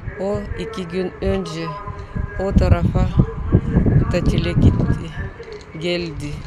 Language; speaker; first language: Turkish; non-native, learner; Russian